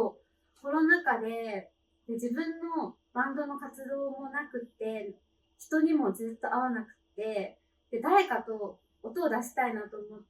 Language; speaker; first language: Japanese; native; Japanese